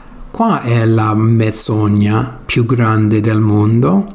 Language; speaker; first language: Italian; non-native, learner; English